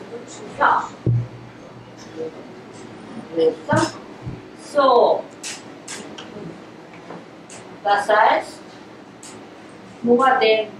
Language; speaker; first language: German; non-native, fluent; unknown